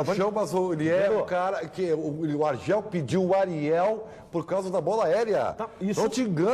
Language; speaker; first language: Portuguese; native; Portuguese